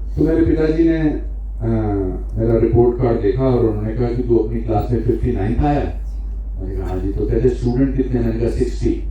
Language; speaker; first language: Hindi; native; Hindi